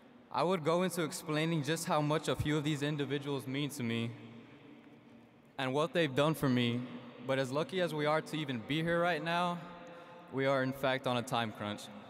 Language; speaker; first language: English; early bilingual, other home language; Spanish